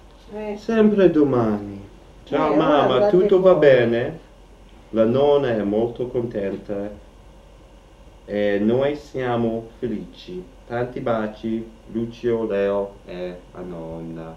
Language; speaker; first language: Italian; non-native, learner; English